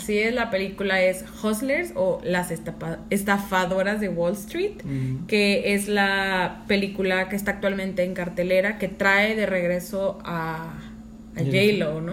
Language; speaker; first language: Spanish; native; Spanish